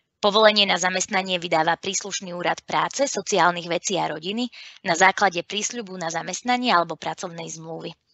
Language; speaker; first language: Slovak; native; Slovak